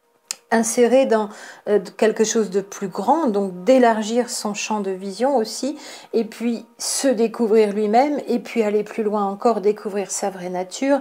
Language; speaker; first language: French; native; French